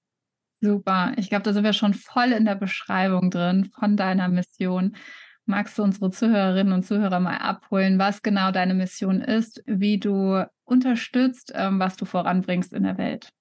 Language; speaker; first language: German; native; German